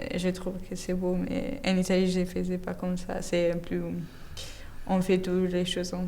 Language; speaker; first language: French; non-native, learner; Italian